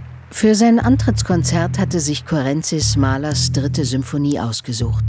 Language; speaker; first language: German; native; German